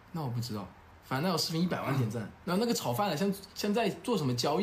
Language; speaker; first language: Chinese; native; Chinese